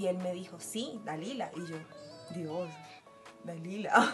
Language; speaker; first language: Spanish; native; Spanish